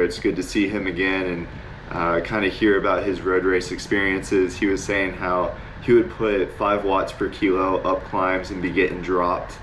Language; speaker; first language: English; native; English